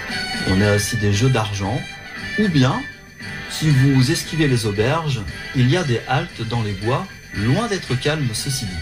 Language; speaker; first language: French; native; French